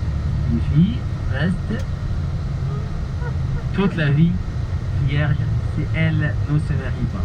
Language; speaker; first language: French; non-native, learner; Arabic